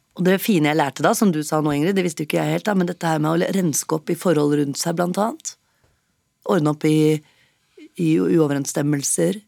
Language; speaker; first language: Norwegian; native; Norwegian